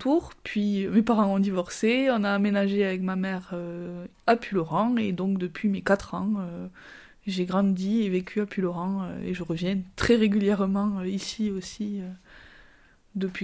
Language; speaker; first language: French; native; French